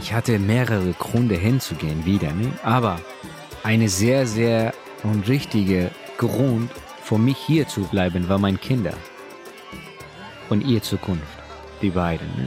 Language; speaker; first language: German; non-native, learner; Persian